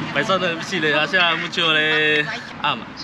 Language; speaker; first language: Spanish; non-native, learner; Chinese